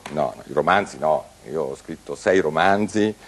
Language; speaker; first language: Italian; native; Italian